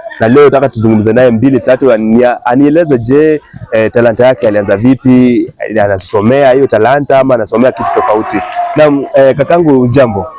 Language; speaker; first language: Swahili; non-native, local second language; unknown